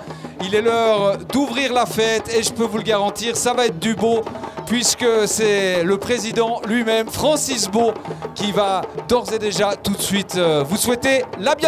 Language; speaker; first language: French; native; French